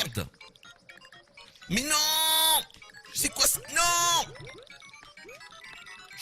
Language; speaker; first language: French; native; French